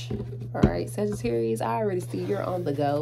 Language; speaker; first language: English; native; English